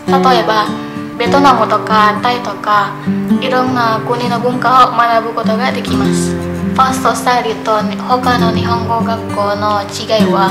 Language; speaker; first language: Japanese; non-native, learner; Indonesian